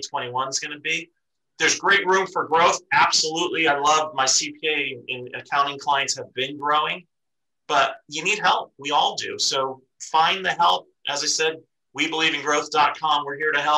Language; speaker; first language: English; native; English